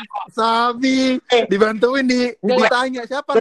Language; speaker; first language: Indonesian; native; Indonesian